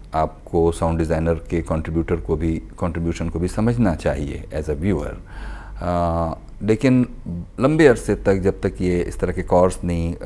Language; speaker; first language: Hindi; native; Hindi